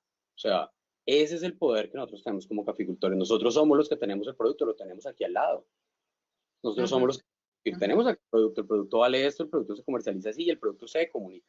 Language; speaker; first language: Spanish; native; Spanish